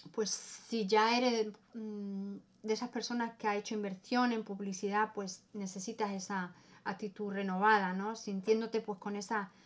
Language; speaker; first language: Spanish; early bilingual, heritage; German